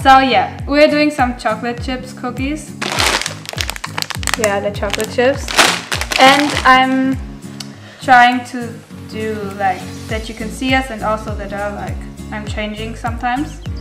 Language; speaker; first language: English; non-native, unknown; German